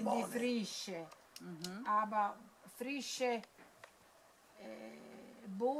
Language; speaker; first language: German; non-native, learner; Italian